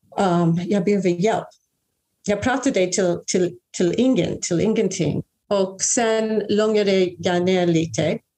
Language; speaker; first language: Swedish; non-native, fluent; English